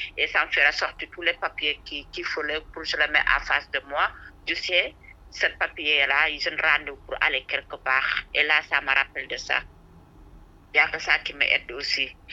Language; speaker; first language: French; non-native, local second language; Wolof